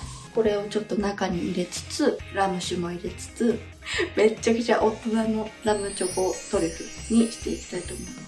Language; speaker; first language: Japanese; native; Japanese